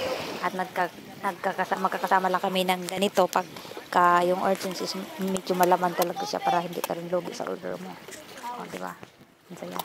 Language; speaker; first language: Filipino; non-native, local second language; Cebuano